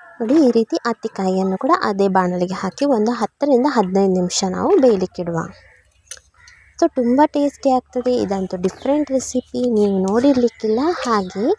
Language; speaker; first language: Kannada; non-native, local second language; Tulu